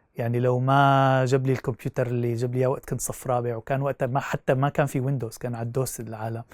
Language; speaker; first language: Arabic; native; Arabic